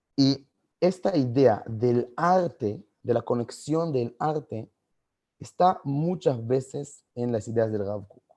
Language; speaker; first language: Spanish; non-native, fluent; Hebrew